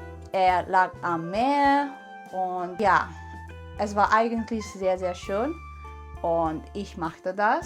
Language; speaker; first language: German; non-native, learner; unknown